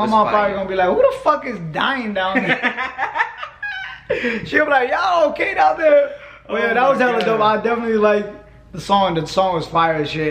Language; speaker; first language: English; native; English